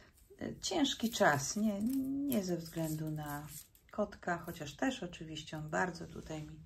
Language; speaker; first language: Polish; native; Polish